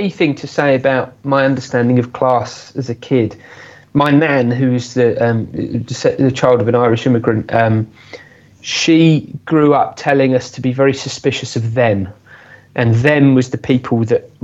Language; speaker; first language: English; native; English